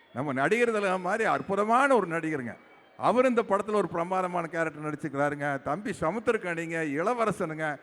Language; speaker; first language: Tamil; native; Tamil